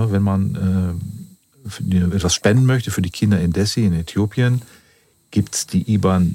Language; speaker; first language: German; native; German